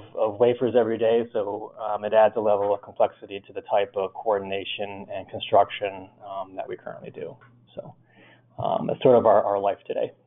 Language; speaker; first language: English; native; English